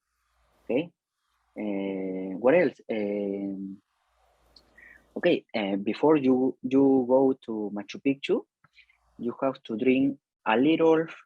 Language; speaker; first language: English; non-native, learner; Spanish